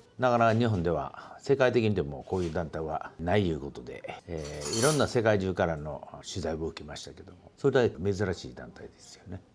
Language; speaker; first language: Japanese; native; Japanese